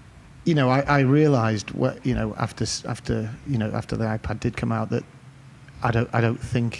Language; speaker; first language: English; native; English